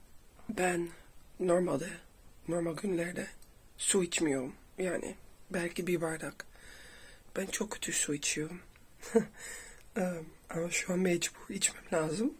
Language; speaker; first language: Turkish; early bilingual, heritage; Turkish